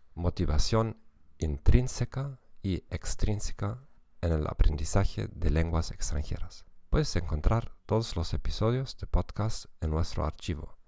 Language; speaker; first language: Spanish; non-native, fluent; German